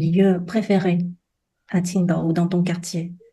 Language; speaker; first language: French; non-native, fluent; Chinese